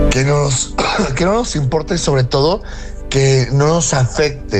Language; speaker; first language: Spanish; native; Spanish